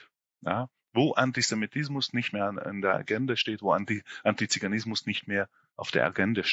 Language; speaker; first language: German; non-native, fluent; Hungarian